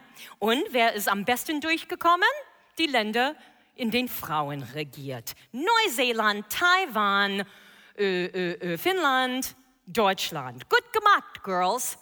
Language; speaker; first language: German; non-native, fluent; English